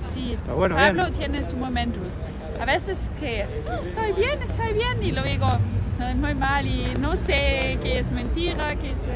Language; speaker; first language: Spanish; non-native, learner; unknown